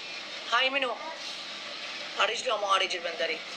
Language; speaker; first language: Arabic; native; Arabic